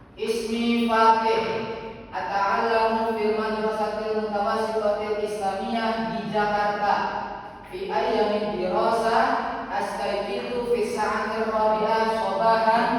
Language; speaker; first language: Arabic; non-native, fluent; Indonesian